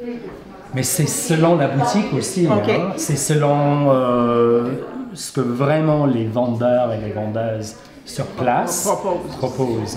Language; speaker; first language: French; non-native, fluent; English